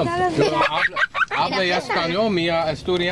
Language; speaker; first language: Spanish; non-native, learner; English